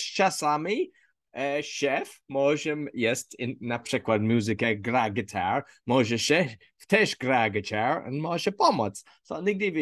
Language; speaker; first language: Polish; non-native, learner; English